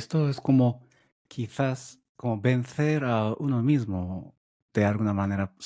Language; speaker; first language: Spanish; non-native, fluent; Japanese